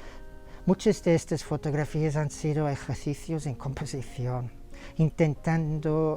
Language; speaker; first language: Spanish; non-native, fluent; English